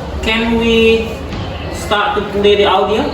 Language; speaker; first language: English; non-native, fluent; Indonesian